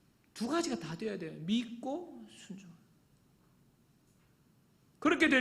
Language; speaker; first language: Korean; native; Korean